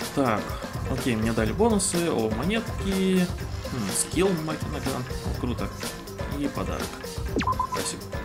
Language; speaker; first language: Russian; non-native, fluent; Romanian